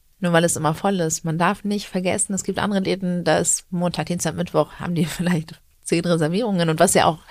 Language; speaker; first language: German; native; German